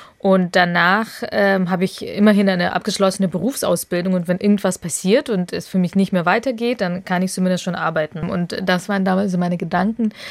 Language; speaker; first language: German; early bilingual, other home language; Russian